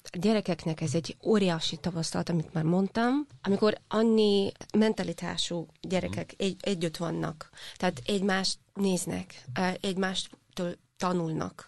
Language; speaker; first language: Hungarian; non-native, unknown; Russian